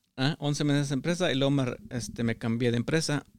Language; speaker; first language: Spanish; native; Spanish